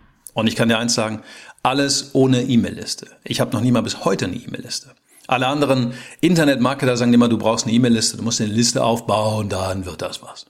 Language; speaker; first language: German; native; German